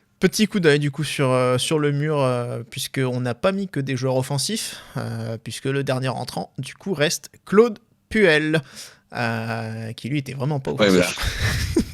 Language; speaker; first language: French; native; French